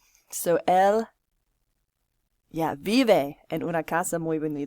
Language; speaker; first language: Spanish; non-native, fluent; English